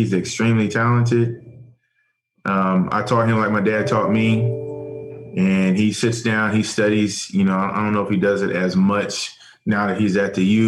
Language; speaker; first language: English; native; English